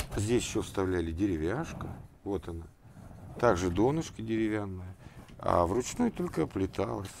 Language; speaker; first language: Russian; native; Russian